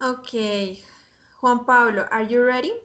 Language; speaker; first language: English; non-native, fluent; Spanish